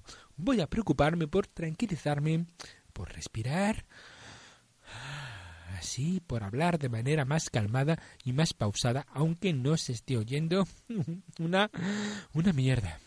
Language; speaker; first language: Spanish; native; Spanish